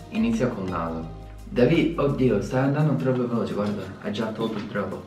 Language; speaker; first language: Italian; non-native, fluent; English